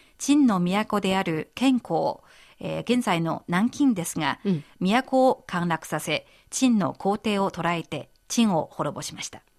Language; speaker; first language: Japanese; non-native, fluent; Chinese